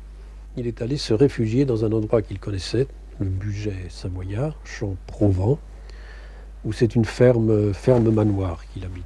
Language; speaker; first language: French; native; French